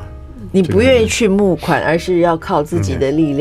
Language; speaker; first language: Chinese; native; Chinese